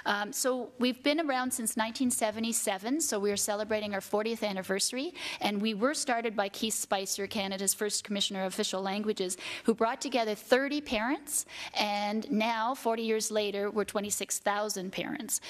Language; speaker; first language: English; native; English